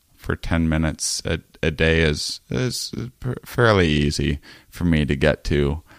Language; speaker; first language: English; native; English